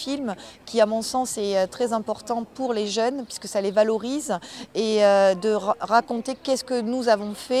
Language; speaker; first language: French; native; French